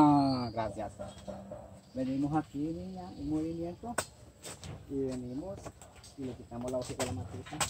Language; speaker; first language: Spanish; native; Spanish